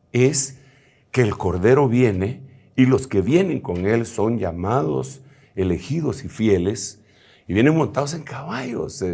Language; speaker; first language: Spanish; native; Spanish